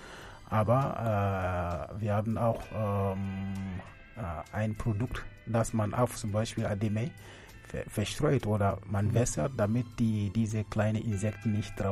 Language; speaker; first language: German; non-native, fluent; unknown